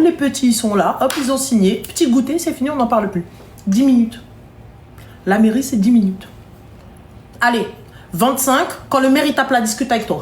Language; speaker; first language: French; native; French